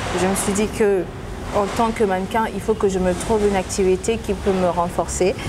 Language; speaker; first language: French; non-native, local second language; Lingala